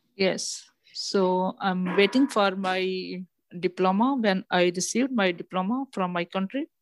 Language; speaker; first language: English; non-native, local second language; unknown